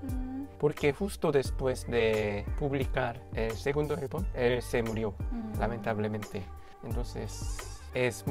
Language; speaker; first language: Spanish; non-native, fluent; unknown